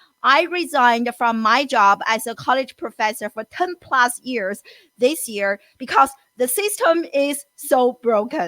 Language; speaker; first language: English; non-native, fluent; Chinese